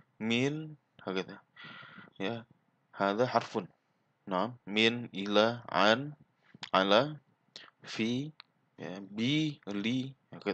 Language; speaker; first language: Arabic; non-native, fluent; Malay